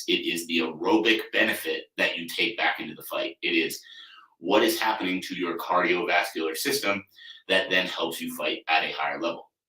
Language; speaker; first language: English; native; English